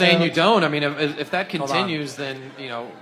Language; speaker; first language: English; native; English